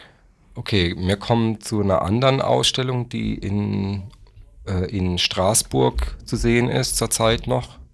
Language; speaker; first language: German; native; German